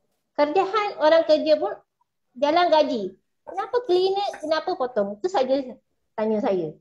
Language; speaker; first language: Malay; non-native, local second language; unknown